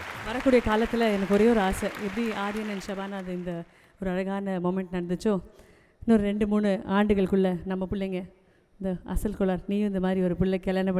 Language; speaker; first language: Tamil; native; Tamil